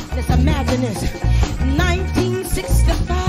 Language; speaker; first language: English; native; English